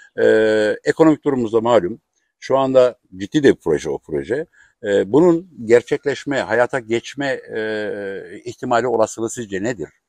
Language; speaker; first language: Turkish; native; Turkish